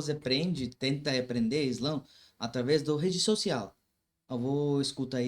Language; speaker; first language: Portuguese; non-native, learner; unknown